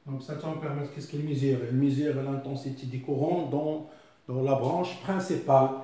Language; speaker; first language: French; non-native, local second language; Arabic